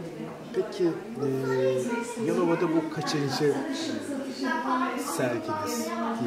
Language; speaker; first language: Turkish; native; Turkish